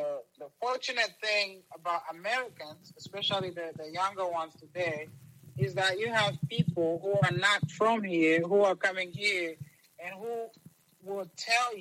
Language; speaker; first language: English; non-native, local second language; Kinyarwanda